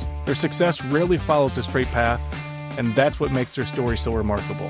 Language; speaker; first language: English; native; English